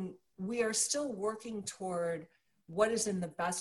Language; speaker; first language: English; native; English